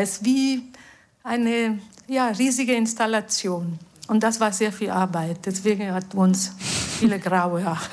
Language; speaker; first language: German; non-native, fluent; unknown